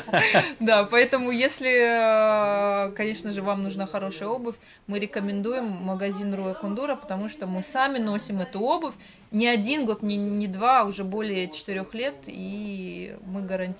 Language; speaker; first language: Russian; native; Russian